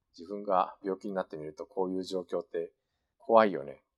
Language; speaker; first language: Japanese; native; Japanese